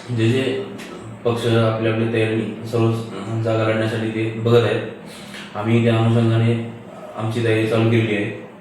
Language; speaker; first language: Marathi; native; Marathi